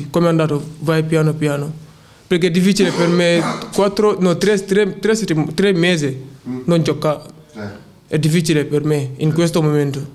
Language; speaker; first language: Italian; non-native, learner; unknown